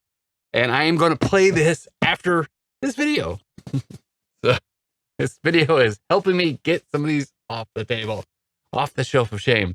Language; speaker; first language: English; native; English